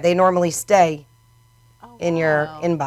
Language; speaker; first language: English; native; English